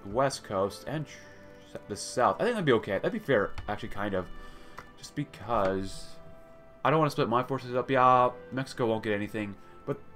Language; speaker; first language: English; native; English